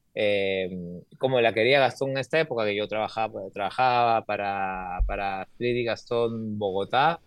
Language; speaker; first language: Spanish; native; Spanish